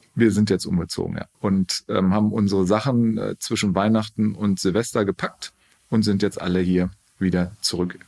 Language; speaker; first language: German; native; German